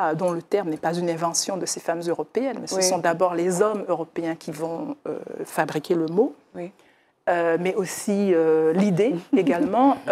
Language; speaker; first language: French; native; French